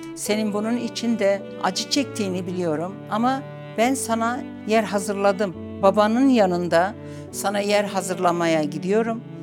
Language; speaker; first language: Turkish; non-native, local second language; Arabic